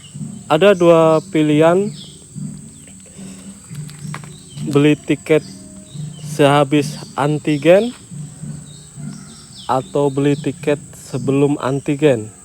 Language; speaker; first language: Indonesian; non-native, fluent; Japanese